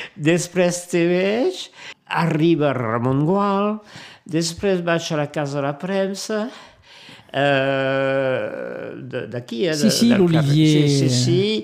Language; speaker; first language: Catalan; non-native, local second language; French